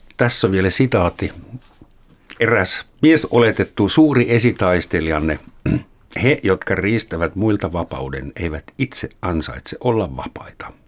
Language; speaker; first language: Finnish; native; Finnish